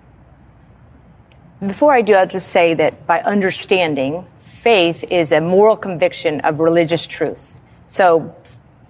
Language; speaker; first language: English; native; English